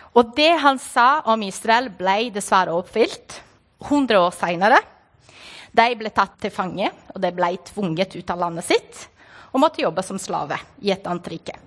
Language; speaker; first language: Norwegian; non-native, fluent; Portuguese